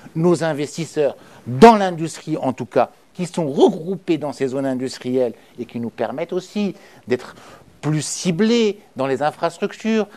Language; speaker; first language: French; non-native, local second language; Arabic